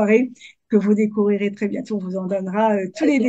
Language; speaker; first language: French; native; French